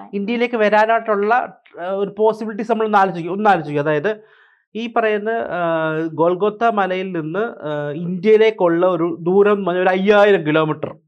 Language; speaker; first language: Malayalam; native; Malayalam